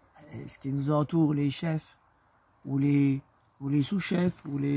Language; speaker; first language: French; native; French